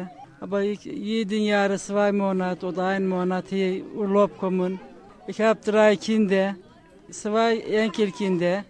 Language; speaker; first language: German; non-native, learner; Turkish